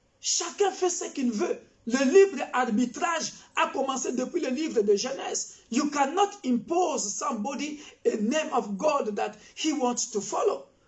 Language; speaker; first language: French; non-native, local second language; Kongo